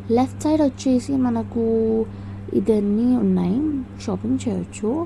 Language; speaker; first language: Telugu; non-native, local second language; Marathi